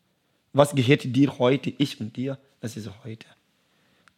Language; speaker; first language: German; non-native, learner; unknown